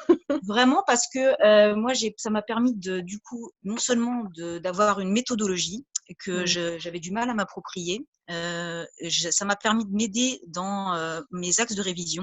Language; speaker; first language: French; native; French